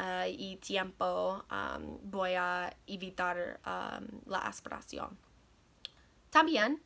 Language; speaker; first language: Spanish; non-native, learner; English